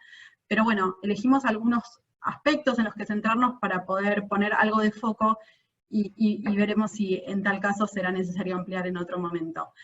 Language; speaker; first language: Spanish; native; Spanish